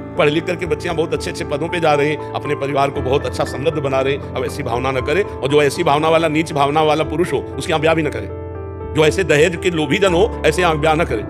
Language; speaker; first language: Hindi; native; Hindi